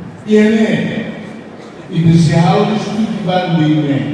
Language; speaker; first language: Indonesian; non-native, fluent; Tetum